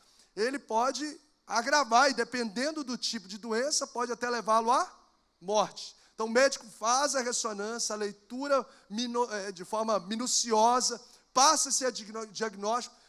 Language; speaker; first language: Portuguese; native; Portuguese